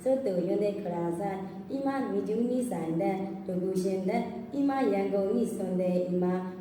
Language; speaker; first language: Japanese; non-native, learner; Burmese